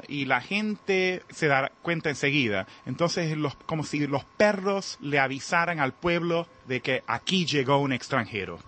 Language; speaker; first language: Spanish; native; Spanish